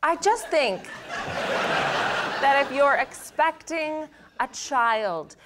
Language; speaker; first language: English; native; English